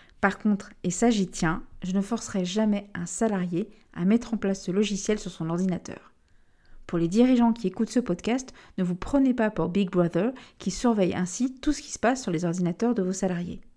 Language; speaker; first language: French; native; French